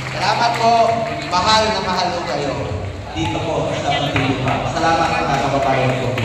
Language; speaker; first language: Filipino; non-native, local second language; Cebuano